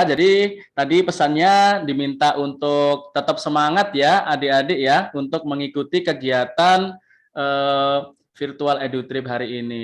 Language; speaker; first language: Indonesian; native; Indonesian